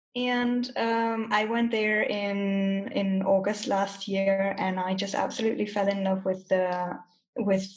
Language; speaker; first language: English; non-native, fluent; German